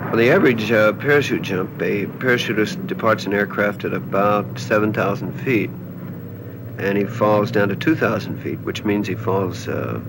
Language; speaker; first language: English; native; English